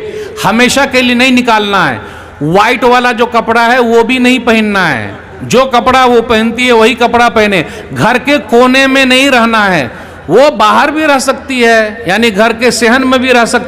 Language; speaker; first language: Hindi; native; Hindi